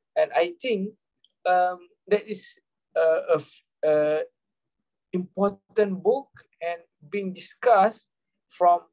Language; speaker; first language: English; non-native, local second language; Malay